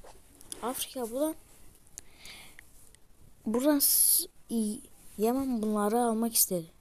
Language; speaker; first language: Turkish; early bilingual, heritage; Turkish